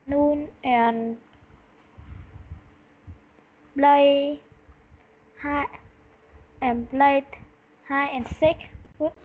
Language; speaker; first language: English; non-native, learner; Vietnamese